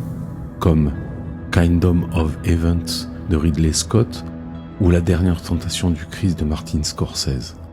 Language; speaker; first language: French; native; French